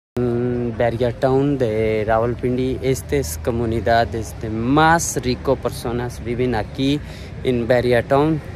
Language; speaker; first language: Spanish; non-native, learner; Urdu